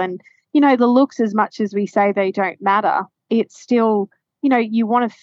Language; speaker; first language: English; native; English